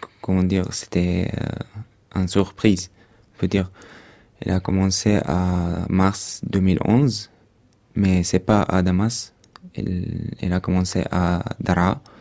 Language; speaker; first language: French; non-native, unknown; Arabic